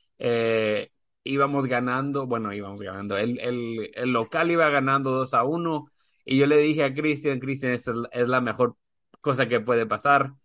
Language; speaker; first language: Spanish; native; Spanish